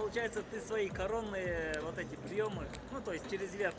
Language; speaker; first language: Russian; native; Russian